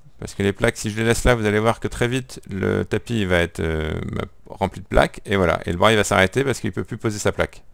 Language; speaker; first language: French; native; French